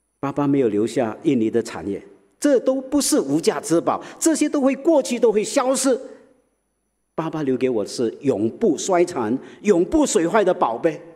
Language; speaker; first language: Chinese; early bilingual, heritage; Chinese